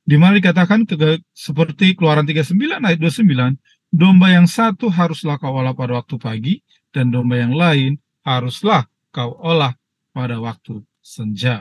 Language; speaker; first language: Indonesian; native; Indonesian